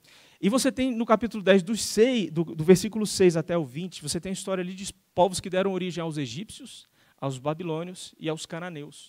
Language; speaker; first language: Portuguese; native; Portuguese